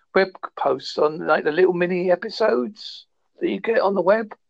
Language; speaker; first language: English; native; English